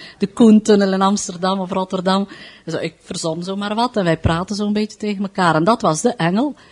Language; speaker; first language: Dutch; native; Dutch